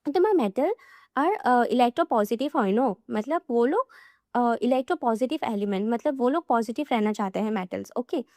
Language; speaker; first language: Hindi; non-native, local second language; Assamese